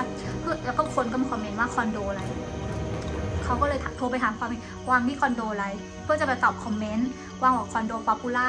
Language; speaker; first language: Thai; native; Thai